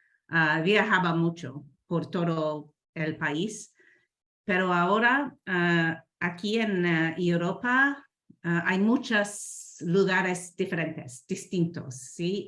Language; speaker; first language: Spanish; non-native, learner; English